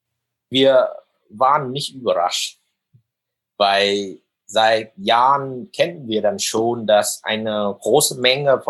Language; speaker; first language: German; non-native, fluent; Vietnamese